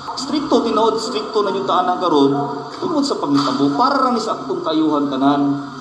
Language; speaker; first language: Cebuano; native; Cebuano